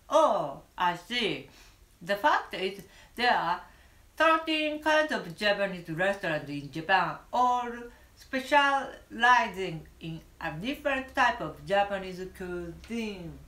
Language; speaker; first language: English; non-native, learner; Japanese